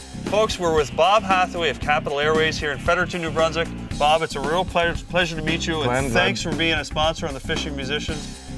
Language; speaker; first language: English; native; English